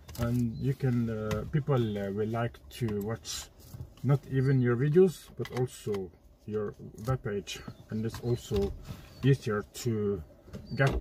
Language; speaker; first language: English; non-native, fluent; Norwegian